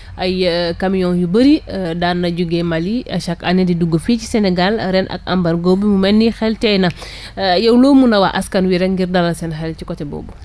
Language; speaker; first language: Wolof; native; Wolof